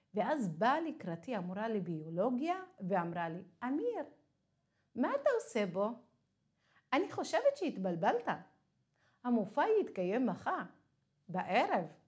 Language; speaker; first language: Hebrew; non-native, local second language; Arabic